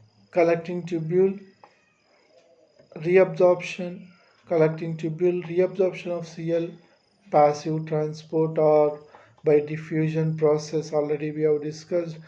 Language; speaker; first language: English; non-native, local second language; Telugu